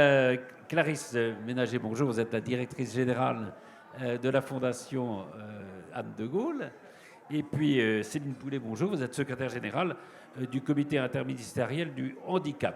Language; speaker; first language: French; native; French